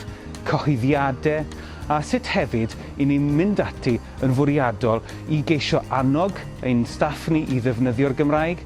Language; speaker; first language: Welsh; native; Welsh